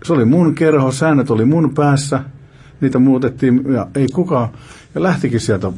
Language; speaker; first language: Finnish; native; Finnish